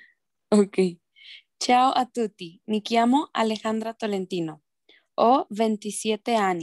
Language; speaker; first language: Italian; non-native, learner; Spanish